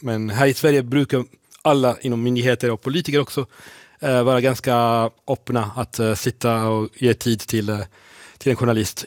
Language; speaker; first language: Swedish; non-native, fluent; Italian